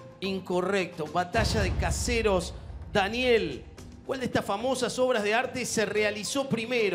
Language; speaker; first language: Spanish; native; Spanish